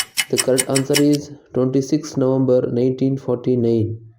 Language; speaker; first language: English; non-native, local second language; Tamil